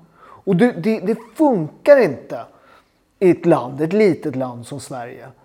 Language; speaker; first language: Swedish; native; Swedish